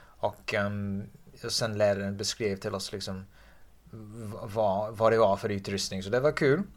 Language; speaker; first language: Swedish; non-native, fluent; English